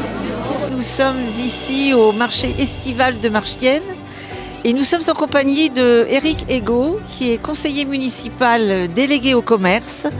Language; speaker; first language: French; native; French